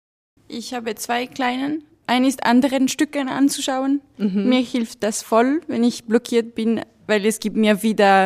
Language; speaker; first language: German; non-native, fluent; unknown